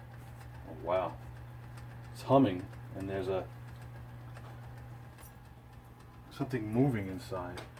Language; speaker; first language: English; native; English